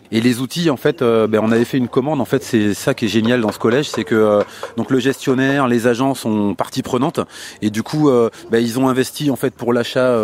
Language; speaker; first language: French; native; French